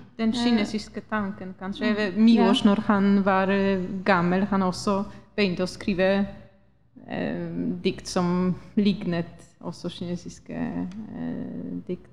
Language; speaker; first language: Norwegian; non-native, fluent; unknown